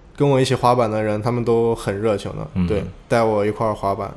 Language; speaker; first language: Chinese; native; Chinese